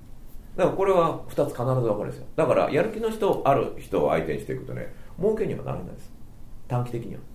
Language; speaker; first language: Japanese; native; Japanese